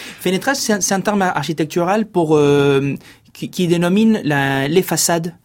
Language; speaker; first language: French; non-native, fluent; Spanish